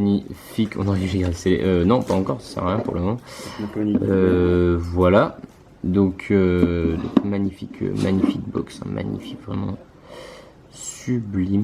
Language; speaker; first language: French; native; French